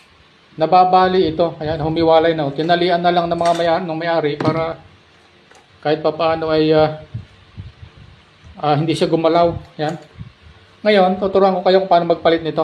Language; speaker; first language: Filipino; native; Filipino